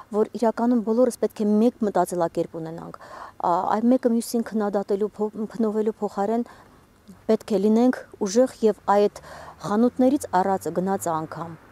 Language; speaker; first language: Armenian; native; Armenian